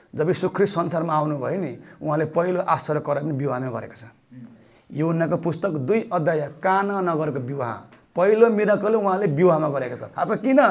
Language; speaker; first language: Nepali; non-native, local second language; Eastern Tamang